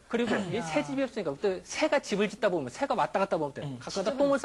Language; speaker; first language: Korean; native; Korean